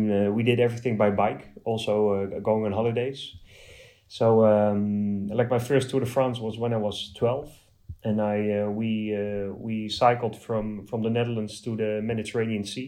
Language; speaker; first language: English; non-native, fluent; Dutch